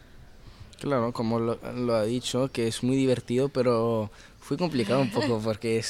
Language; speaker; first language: Spanish; early bilingual, heritage; Arabic